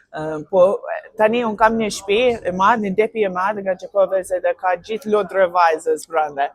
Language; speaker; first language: Albanian; non-native, learner; English